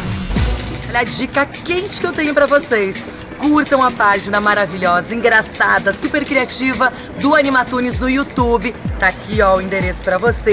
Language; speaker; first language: Portuguese; native; Portuguese